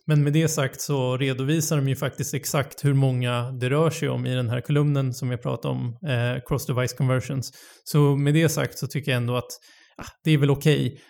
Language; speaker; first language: Swedish; native; Swedish